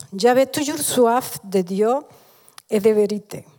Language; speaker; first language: French; non-native, fluent; Spanish